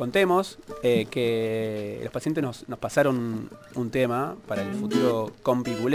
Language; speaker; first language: Spanish; native; Spanish